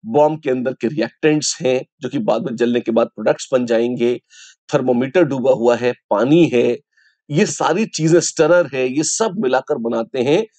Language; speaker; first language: Hindi; native; Hindi